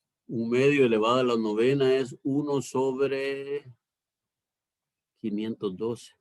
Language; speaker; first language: Spanish; native; Spanish